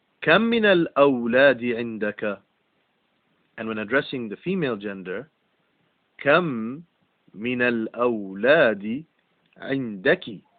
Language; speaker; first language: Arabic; non-native, fluent; English